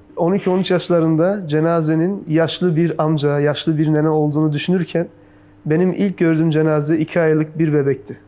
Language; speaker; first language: Turkish; early bilingual, heritage; Turkish